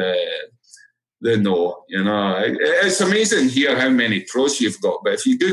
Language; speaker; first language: English; native; English